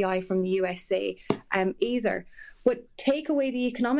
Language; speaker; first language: English; native; English